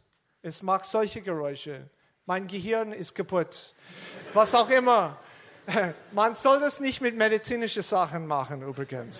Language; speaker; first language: German; non-native, fluent; English